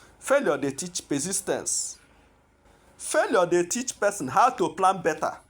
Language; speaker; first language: Nigerian Pidgin; non-native, local second language; Igbo